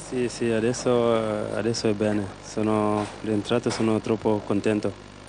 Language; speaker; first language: Italian; non-native, learner; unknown